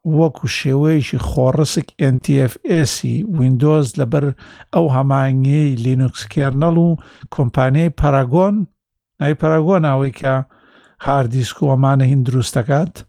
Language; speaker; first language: Central Kurdish; native; Central Kurdish